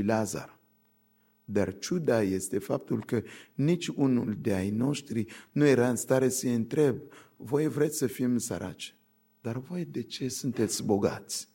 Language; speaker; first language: Romanian; non-native, fluent; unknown